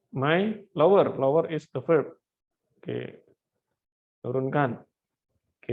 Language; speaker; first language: English; non-native, fluent; Indonesian